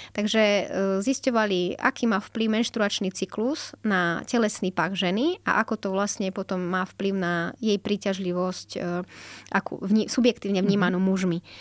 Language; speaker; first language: Slovak; native; Slovak